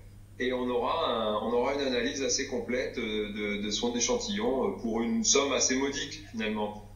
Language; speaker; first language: French; native; French